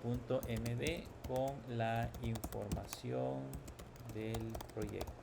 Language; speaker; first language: Spanish; native; Spanish